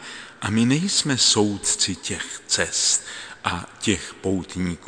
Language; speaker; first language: Czech; native; Czech